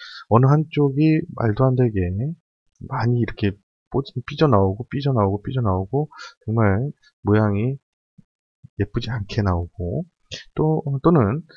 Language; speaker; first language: Korean; native; Korean